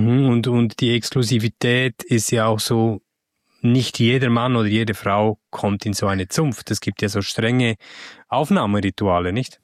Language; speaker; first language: German; native; German